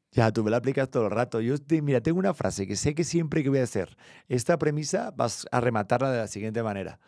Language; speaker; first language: Spanish; native; Spanish